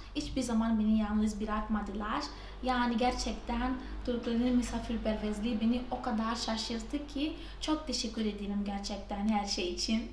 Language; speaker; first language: Turkish; non-native, fluent; Portuguese